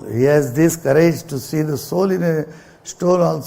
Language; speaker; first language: English; non-native, local second language; Marathi